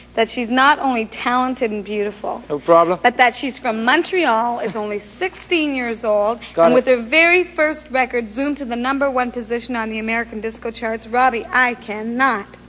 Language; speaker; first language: English; native; English